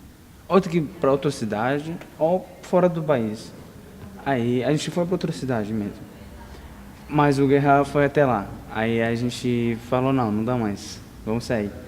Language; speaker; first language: Portuguese; non-native, learner; Arabic